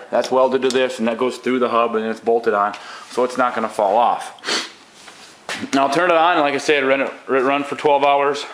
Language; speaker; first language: English; native; English